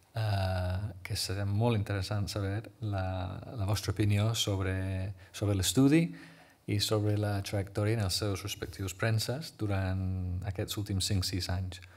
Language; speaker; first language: Catalan; native; Catalan